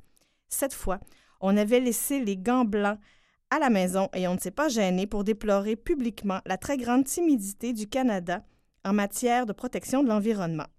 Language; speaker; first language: French; native; French